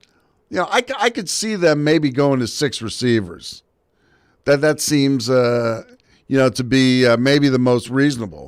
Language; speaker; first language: English; native; English